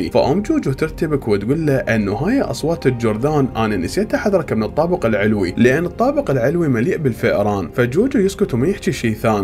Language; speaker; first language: Arabic; native; Arabic